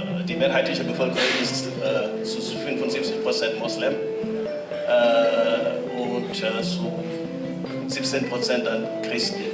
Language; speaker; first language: German; non-native, fluent; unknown